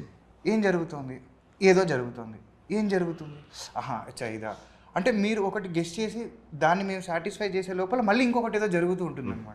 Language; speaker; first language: Telugu; native; Telugu